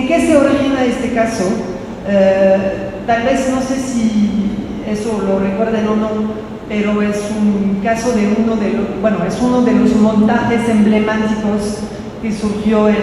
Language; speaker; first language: Spanish; non-native, fluent; French